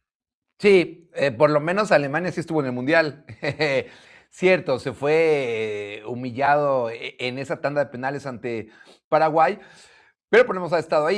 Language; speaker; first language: Spanish; native; Spanish